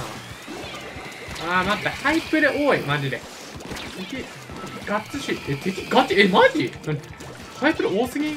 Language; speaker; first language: Japanese; native; Japanese